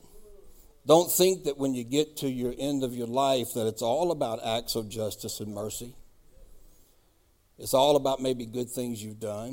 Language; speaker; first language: English; native; English